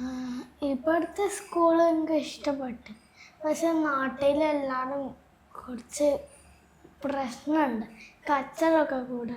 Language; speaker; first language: Malayalam; early bilingual, other home language; Bangla